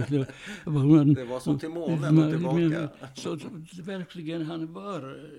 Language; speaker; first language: Swedish; non-native, fluent; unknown